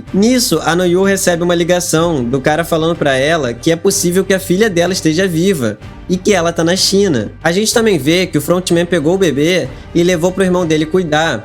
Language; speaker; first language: Portuguese; native; Portuguese